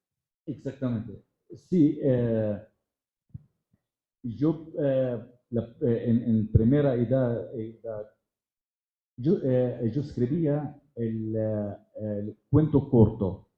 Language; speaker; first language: Spanish; non-native, fluent; Arabic